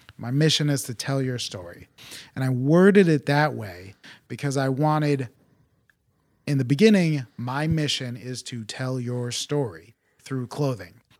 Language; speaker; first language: English; native; English